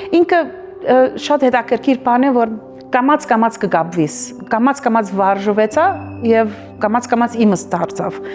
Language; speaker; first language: Armenian; early bilingual, heritage; Armenian